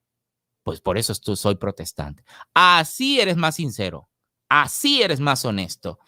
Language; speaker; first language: Spanish; native; Spanish